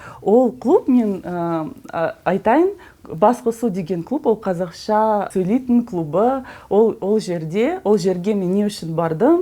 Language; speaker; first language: Kazakh; non-native, learner; Russian